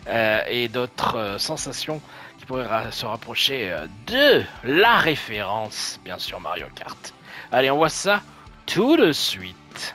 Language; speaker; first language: French; native; French